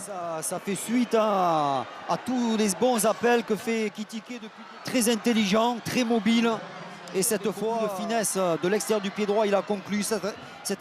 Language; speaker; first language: French; native; French